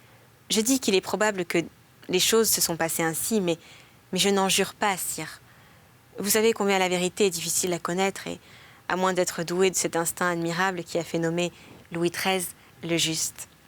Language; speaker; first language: French; native; French